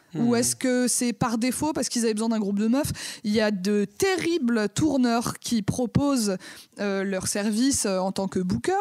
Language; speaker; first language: French; native; French